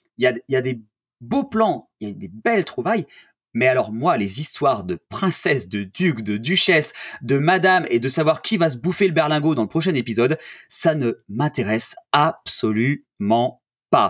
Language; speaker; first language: French; native; French